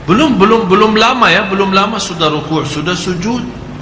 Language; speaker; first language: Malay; non-native, fluent; Arabic